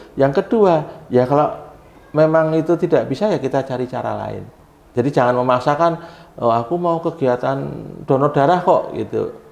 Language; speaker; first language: Indonesian; native; Indonesian